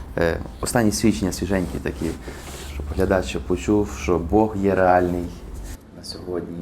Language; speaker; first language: Ukrainian; native; Ukrainian